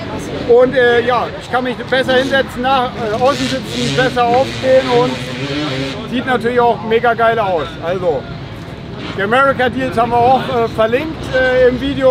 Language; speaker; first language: German; native; German